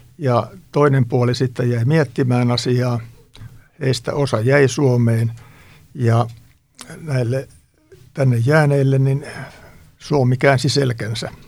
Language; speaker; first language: Finnish; native; Finnish